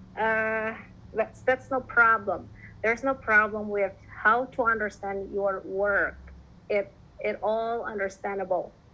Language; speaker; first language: English; non-native, fluent; Indonesian